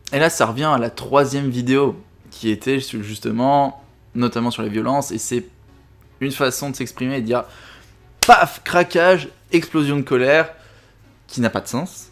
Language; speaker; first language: French; native; French